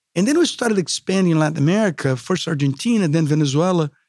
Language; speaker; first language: English; non-native, fluent; Portuguese